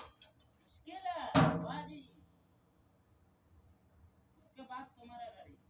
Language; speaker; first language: Hindi; non-native, learner; Indonesian